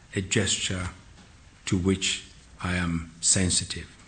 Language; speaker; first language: English; non-native, local second language; Akan